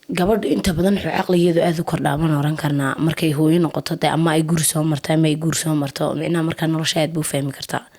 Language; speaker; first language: Somali; native; Somali